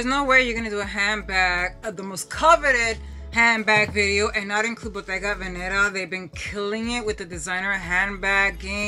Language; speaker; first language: English; early bilingual, other home language; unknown